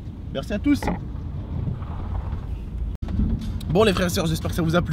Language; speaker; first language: French; native; French